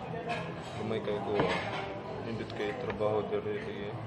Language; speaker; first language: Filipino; non-native, local second language; Cebuano